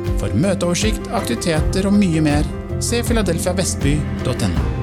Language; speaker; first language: Norwegian; native; Norwegian